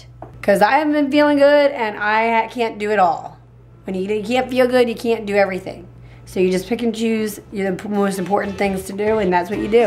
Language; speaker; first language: English; native; English